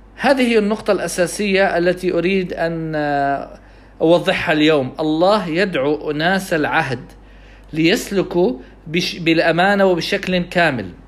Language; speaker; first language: Arabic; non-native, fluent; English